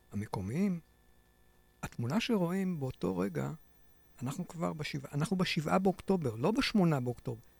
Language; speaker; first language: Hebrew; native; Hebrew